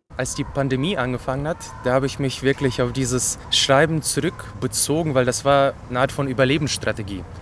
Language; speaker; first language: German; non-native, fluent; Russian